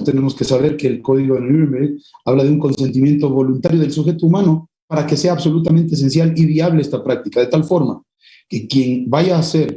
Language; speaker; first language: Spanish; native; Spanish